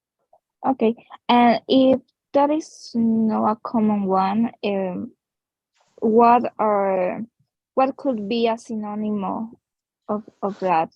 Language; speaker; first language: English; non-native, learner; Spanish